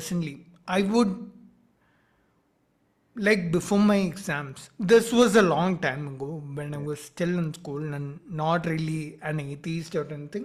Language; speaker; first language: English; non-native, local second language; Malayalam